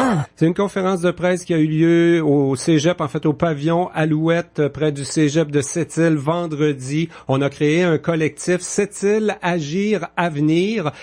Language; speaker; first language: French; native; French